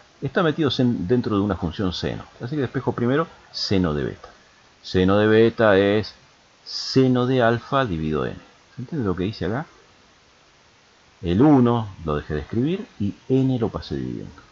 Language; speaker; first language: Spanish; native; Spanish